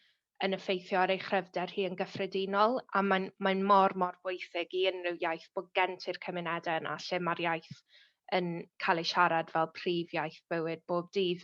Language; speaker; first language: Welsh; native; Welsh